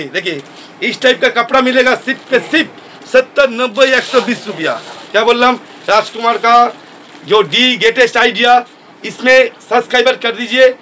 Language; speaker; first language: Hindi; non-native, local second language; Bangla